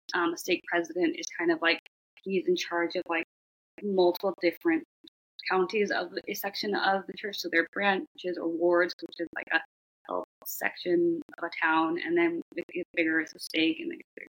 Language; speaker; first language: English; native; English